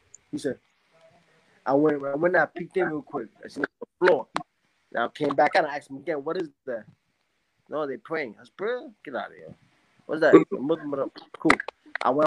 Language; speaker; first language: English; native; English